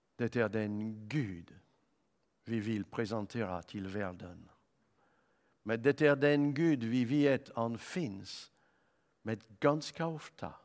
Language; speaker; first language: Swedish; non-native, fluent; French